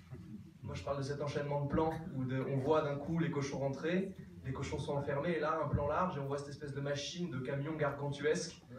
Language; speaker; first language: French; native; French